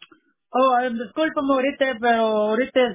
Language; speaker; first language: Spanish; non-native, local second language; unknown